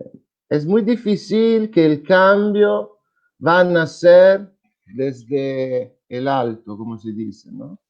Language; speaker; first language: Spanish; non-native, fluent; Italian